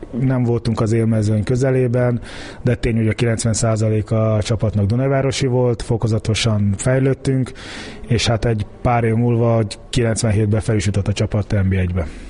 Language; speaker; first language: Hungarian; early bilingual, heritage; Hungarian